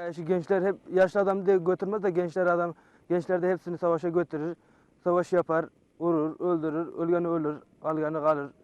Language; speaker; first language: Turkish; non-native, learner; Persian